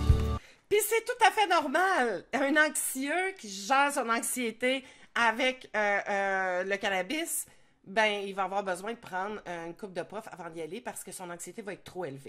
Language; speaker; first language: French; native; French